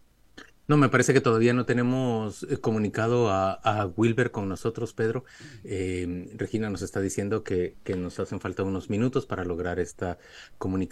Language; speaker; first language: Spanish; native; Spanish